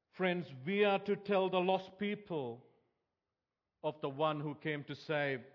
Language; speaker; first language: English; non-native, local second language; Tamil